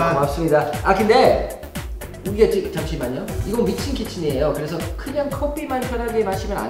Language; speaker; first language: Korean; non-native, fluent; English